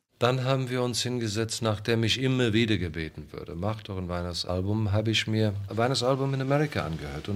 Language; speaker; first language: German; non-native, fluent; English